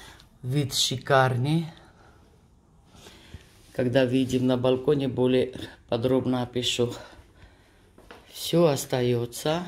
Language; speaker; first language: Russian; non-native, fluent; Georgian